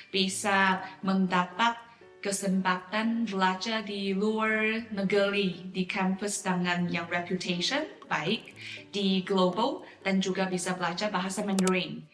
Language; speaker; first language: Indonesian; non-native, fluent; Chinese